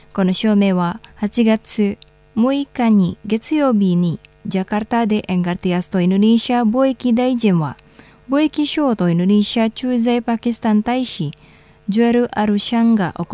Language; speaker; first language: Japanese; non-native, fluent; Indonesian